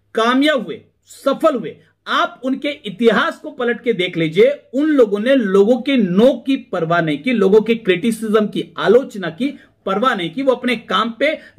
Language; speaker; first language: Hindi; native; Hindi